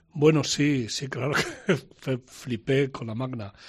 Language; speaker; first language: Spanish; native; Spanish